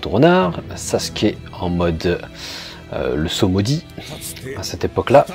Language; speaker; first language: French; early bilingual, other home language; Vietnamese